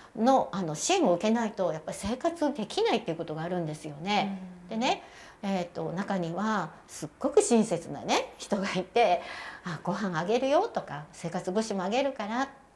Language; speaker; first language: Japanese; native; Japanese